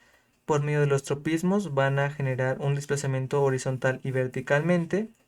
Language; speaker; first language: Spanish; native; Spanish